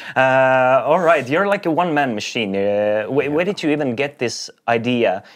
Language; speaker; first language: English; non-native, fluent; Estonian